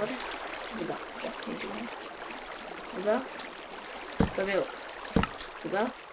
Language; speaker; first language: Bulgarian; native; Bulgarian